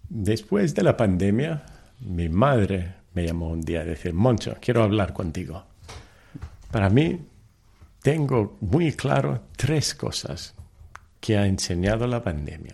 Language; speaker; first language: Spanish; early bilingual, heritage; Telugu